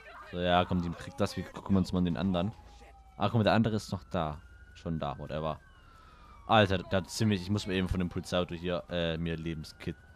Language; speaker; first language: German; native; German